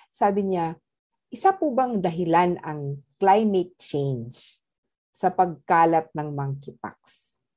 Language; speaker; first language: Filipino; non-native, local second language; Cebuano